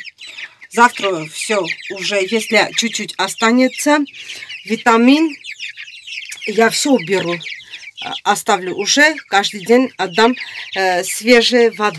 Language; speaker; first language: Russian; non-native, fluent; Armenian